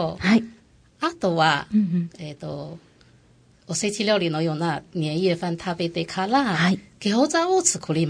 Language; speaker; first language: Japanese; non-native, local second language; Chinese